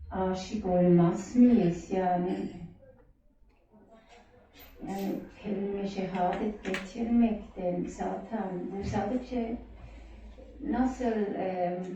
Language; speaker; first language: Turkish; non-native, learner; German